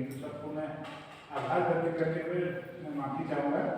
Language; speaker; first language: Hindi; native; Hindi